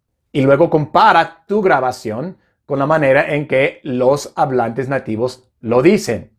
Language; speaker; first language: Spanish; non-native, fluent; English